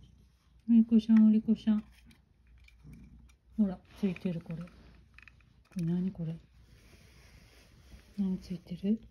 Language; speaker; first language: Japanese; native; Japanese